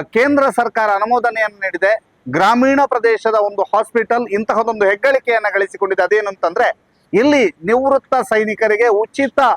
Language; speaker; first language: Kannada; native; Kannada